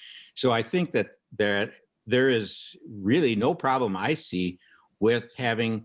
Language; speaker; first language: English; native; English